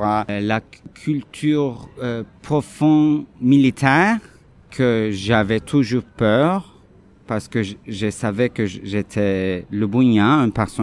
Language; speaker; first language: French; non-native, fluent; Turkish